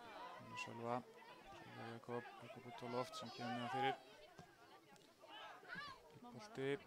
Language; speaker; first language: Icelandic; native; Icelandic